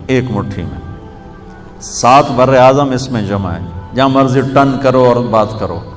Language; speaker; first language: Urdu; non-native, local second language; Punjabi